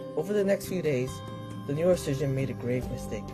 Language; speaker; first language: English; early bilingual, other home language; Chinese